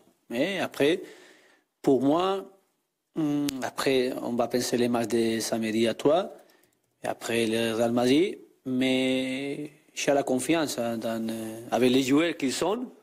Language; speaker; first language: French; non-native, learner; Spanish